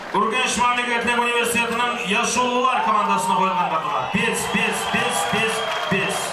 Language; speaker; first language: Uzbek; non-native, local second language; Kara-Kalpak